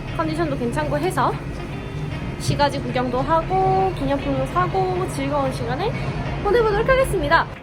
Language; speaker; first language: Korean; native; Korean